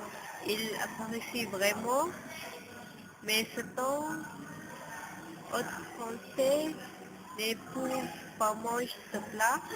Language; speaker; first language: French; non-native, learner; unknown